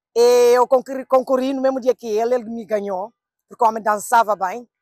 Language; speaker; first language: Portuguese; non-native, local second language; Kabuverdianu